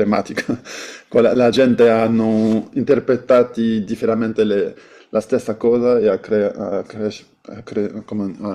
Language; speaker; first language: Italian; non-native, fluent; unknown